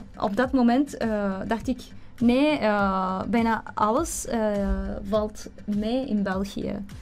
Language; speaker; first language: Dutch; non-native, learner; Arabic